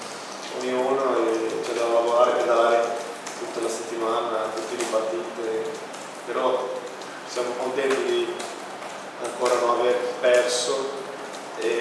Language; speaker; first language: Italian; non-native, fluent; Portuguese